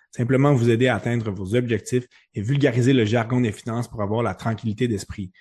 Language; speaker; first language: French; native; French